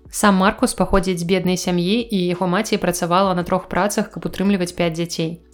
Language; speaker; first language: Belarusian; native; Belarusian